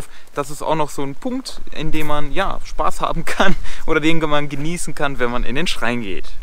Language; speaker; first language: German; native; German